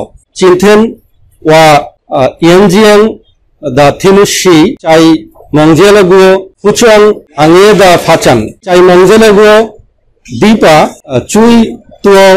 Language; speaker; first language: Chinese; non-native, learner; Bangla